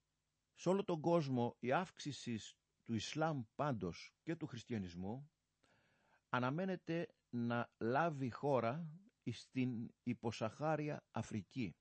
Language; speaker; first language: Greek; native; Greek